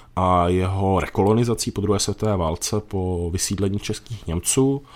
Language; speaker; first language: Czech; native; Czech